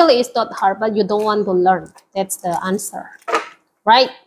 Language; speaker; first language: English; non-native, learner; Indonesian